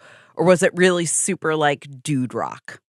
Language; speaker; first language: English; native; English